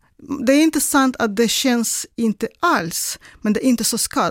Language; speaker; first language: Swedish; non-native, fluent; Russian